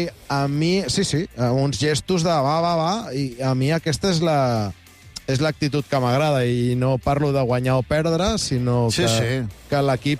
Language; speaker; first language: Catalan; native; Catalan